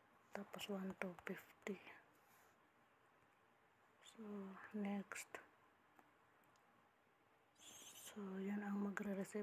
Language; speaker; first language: Filipino; native; Filipino